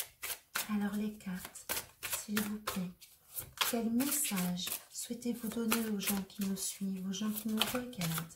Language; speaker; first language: French; native; French